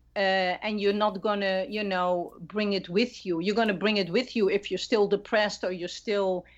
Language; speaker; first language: English; non-native, fluent; Dutch